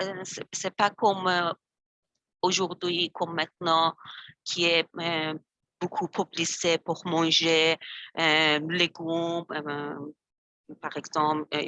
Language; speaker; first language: French; non-native, learner; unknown